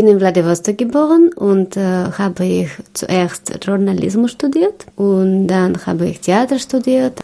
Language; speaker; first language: German; non-native, learner; Russian